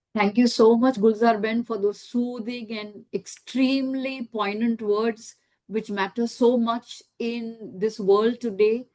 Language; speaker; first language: English; non-native, local second language; Gujarati